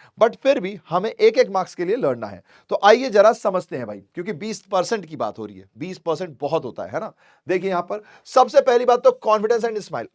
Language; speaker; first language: Hindi; native; Hindi